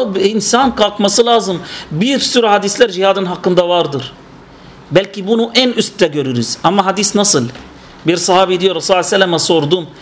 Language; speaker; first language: Turkish; non-native, fluent; Arabic